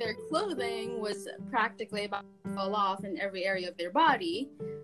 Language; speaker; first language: English; non-native, local second language; Filipino